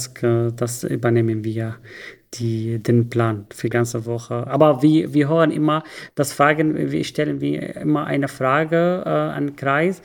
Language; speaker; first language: German; non-native, learner; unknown